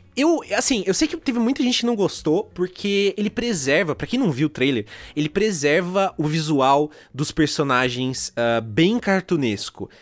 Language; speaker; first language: Portuguese; native; Portuguese